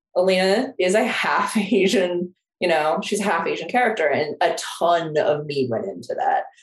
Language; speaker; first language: English; non-native, fluent; Korean